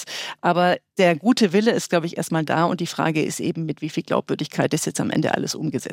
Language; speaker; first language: German; native; German